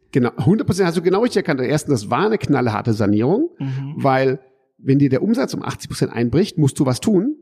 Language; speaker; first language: German; early bilingual, heritage; German